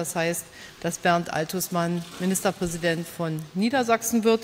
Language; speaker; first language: German; native; German